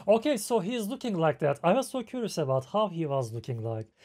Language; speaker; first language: English; non-native, fluent; Turkish